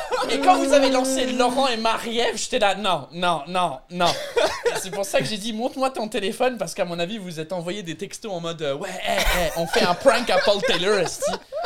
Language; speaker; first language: French; non-native, fluent; English